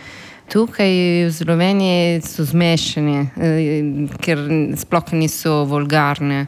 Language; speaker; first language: Slovenian; non-native, fluent; Italian